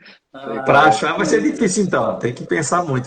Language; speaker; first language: Portuguese; native; Portuguese